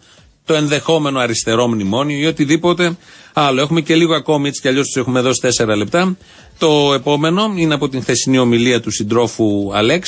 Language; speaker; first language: Greek; native; Greek